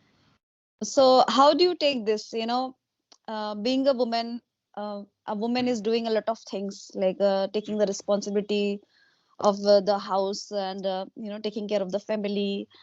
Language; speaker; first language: English; non-native, local second language; Hindi